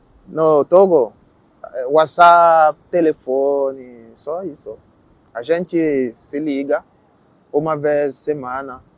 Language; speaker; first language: Portuguese; non-native, learner; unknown